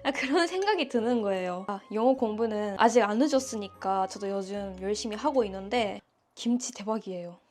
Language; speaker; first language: Korean; non-native, fluent; Japanese